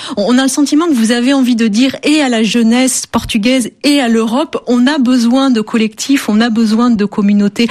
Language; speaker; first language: French; native; French